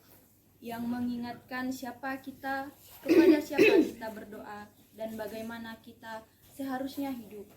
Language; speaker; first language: Indonesian; native; Indonesian